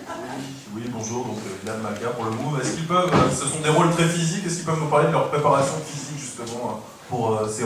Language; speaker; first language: French; native; French